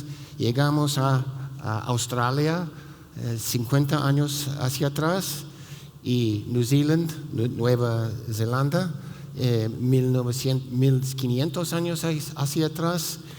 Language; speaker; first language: Spanish; non-native, fluent; English